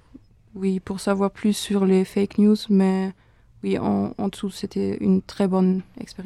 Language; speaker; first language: French; non-native, fluent; German